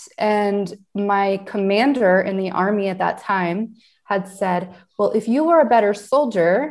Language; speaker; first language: English; native; English